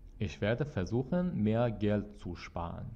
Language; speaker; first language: German; non-native, fluent; Persian